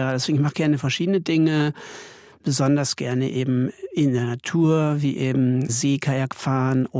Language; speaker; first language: German; native; German